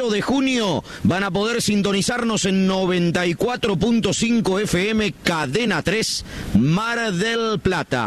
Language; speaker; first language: Spanish; native; Spanish